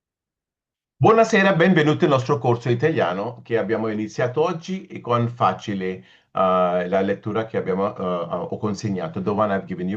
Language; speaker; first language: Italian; non-native, fluent; Hindi